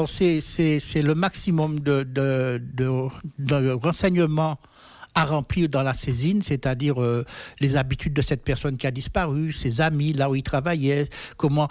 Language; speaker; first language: French; native; French